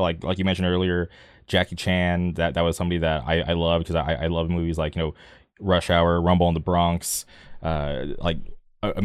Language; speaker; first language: English; native; English